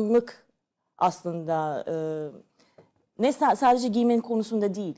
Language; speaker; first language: Turkish; non-native, learner; Serbian